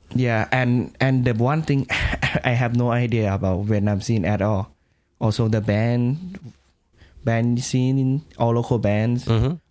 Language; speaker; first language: English; non-native, learner; Thai